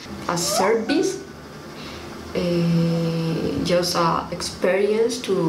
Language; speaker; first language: English; non-native, learner; Spanish